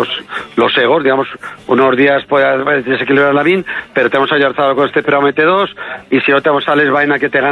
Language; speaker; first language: Spanish; native; Spanish